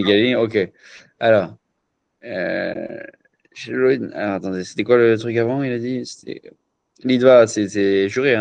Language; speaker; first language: French; native; French